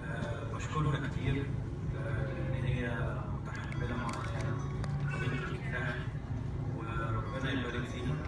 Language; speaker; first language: Arabic; native; Arabic